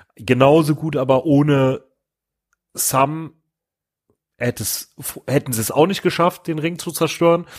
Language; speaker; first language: German; native; German